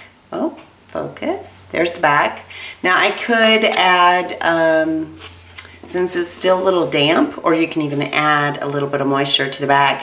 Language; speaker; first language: English; native; English